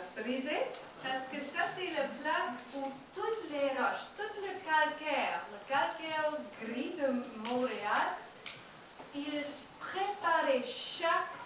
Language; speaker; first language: French; non-native, learner; English